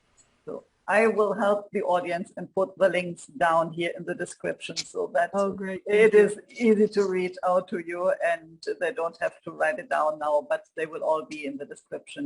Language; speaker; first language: English; non-native, fluent; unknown